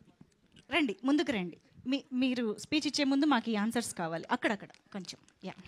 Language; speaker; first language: Telugu; native; Telugu